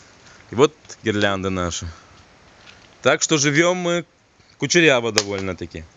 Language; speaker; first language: Russian; native; Russian